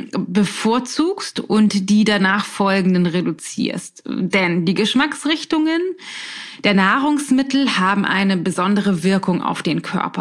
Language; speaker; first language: German; native; German